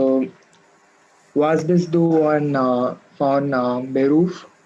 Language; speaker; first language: German; non-native, learner; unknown